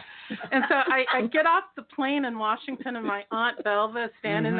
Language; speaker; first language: English; native; English